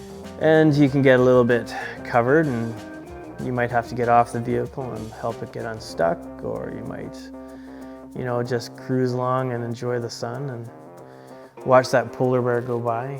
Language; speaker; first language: English; native; English